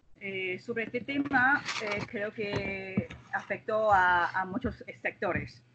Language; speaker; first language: Spanish; non-native, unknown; Chinese